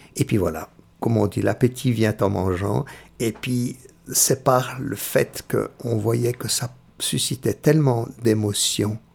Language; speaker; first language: French; native; French